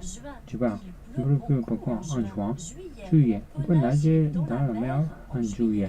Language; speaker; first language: French; non-native, learner; Japanese